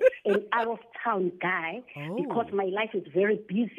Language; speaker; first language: English; non-native, local second language; Zulu